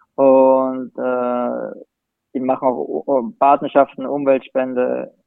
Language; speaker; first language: German; native; German